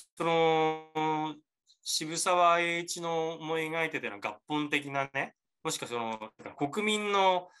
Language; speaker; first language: Japanese; native; Japanese